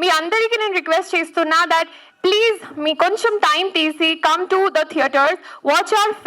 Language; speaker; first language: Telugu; non-native, learner; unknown